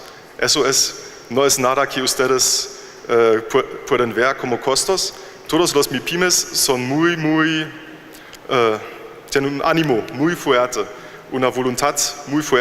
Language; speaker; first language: Spanish; non-native, learner; German